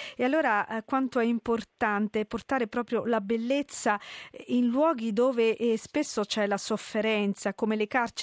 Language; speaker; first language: Italian; native; Italian